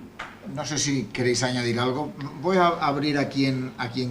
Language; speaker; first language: Spanish; native; Spanish